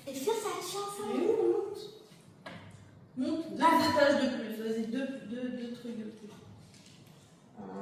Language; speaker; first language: French; native; French